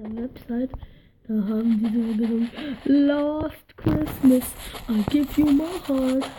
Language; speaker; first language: German; early bilingual, other home language; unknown